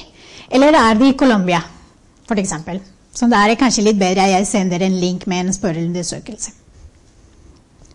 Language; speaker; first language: Norwegian; non-native, fluent; Spanish